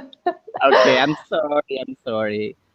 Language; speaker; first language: English; non-native, fluent; Portuguese